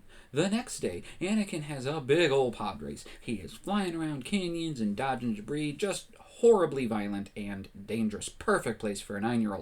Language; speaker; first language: English; native; English